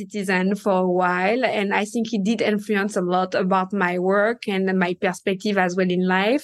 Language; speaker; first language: English; non-native, fluent; French